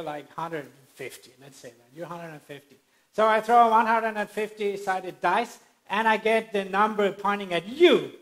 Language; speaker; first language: English; non-native, fluent; Danish